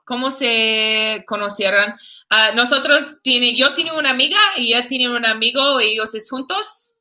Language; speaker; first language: Spanish; non-native, learner; English